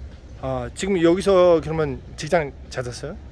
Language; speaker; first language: Korean; non-native, fluent; Mongolian